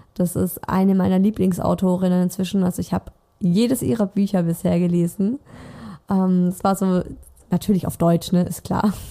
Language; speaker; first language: German; native; German